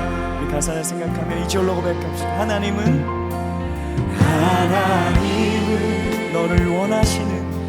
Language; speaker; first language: Korean; native; Korean